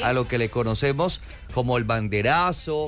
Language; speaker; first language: Spanish; native; Spanish